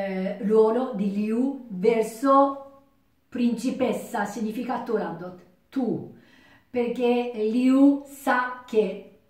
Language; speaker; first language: Italian; non-native, learner; Japanese